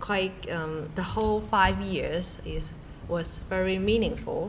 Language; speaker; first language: English; non-native, local second language; Cantonese